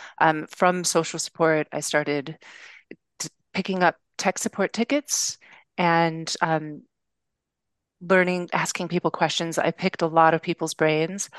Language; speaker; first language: English; native; English